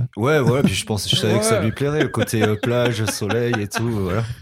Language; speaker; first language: French; native; French